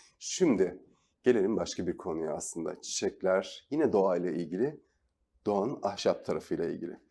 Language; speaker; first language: Turkish; native; Turkish